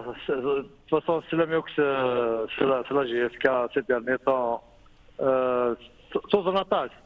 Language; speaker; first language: French; non-native, local second language; Kabyle